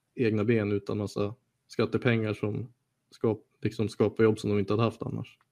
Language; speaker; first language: Swedish; native; Swedish